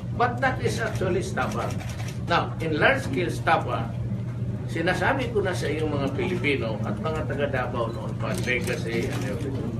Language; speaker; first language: Filipino; non-native, local second language; Cebuano